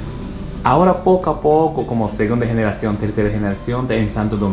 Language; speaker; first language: Spanish; non-native, learner; Japanese